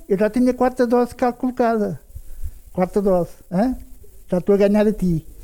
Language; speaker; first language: Portuguese; native; Portuguese